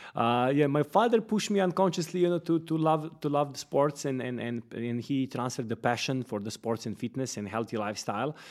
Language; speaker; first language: English; non-native, fluent; Serbian